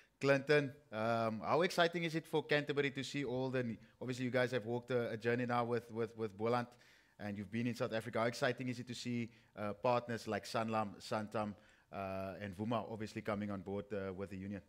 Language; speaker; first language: English; non-native, local second language; Afrikaans